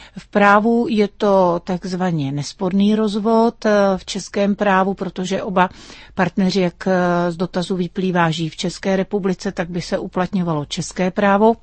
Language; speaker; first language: Czech; native; Czech